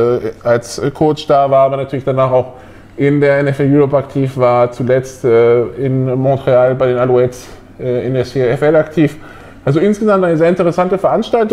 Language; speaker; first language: German; native; German